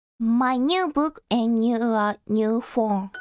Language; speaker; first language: English; non-native, learner; Japanese